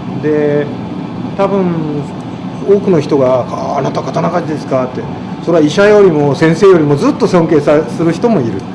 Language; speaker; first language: Japanese; native; Japanese